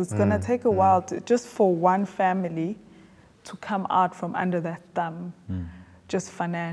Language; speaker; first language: English; non-native, local second language; Zulu